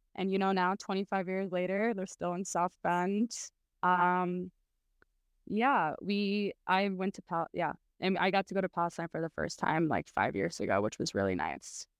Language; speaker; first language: English; early bilingual, other home language; Arabic